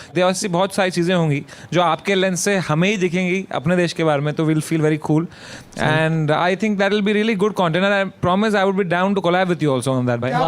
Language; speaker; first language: Hindi; native; Hindi